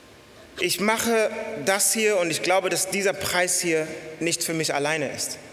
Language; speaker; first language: German; early bilingual, other home language; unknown